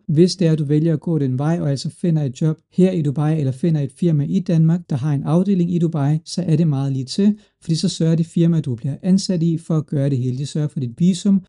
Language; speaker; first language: Danish; early bilingual, other home language; Urdu